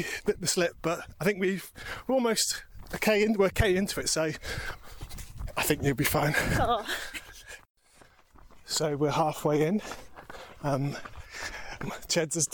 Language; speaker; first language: English; native; English